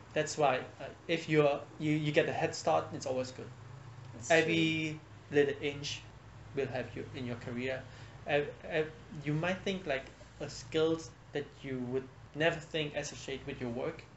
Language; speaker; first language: English; non-native, fluent; Vietnamese